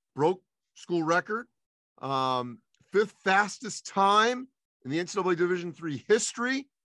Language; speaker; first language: English; native; English